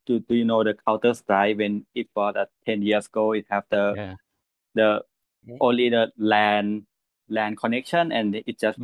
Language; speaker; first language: English; non-native, learner; Thai